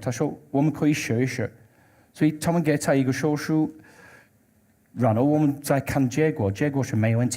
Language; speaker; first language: Chinese; non-native, learner; English